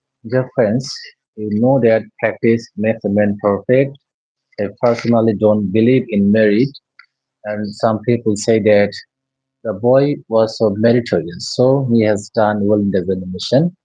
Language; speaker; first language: English; non-native, local second language; Bangla